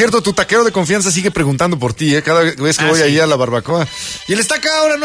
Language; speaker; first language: Spanish; native; Spanish